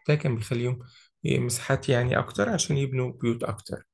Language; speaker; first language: Arabic; native; Arabic